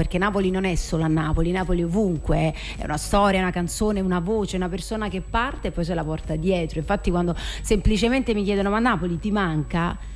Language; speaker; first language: Italian; native; Italian